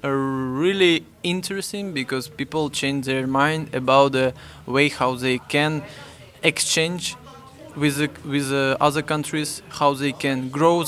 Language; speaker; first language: English; non-native, fluent; Russian